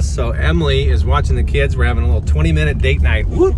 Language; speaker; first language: English; native; English